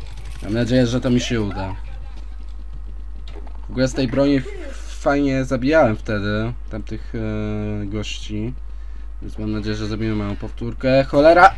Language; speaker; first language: Polish; native; Polish